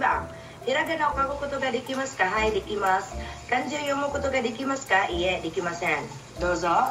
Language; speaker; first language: Japanese; non-native, fluent; Filipino